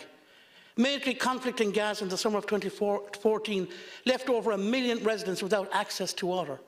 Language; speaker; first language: English; native; English